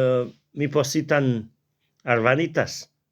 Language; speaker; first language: Greek; non-native, learner; Albanian